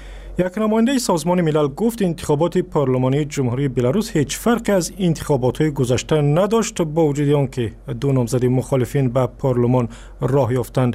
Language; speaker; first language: Persian; native; Persian